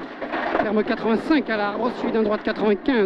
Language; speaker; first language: French; native; French